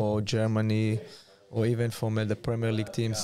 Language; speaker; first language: English; non-native, fluent; Hebrew